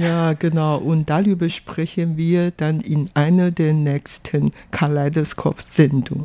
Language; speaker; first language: German; non-native, fluent; Chinese